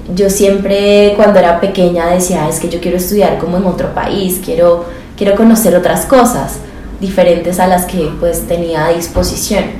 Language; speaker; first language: Spanish; native; Spanish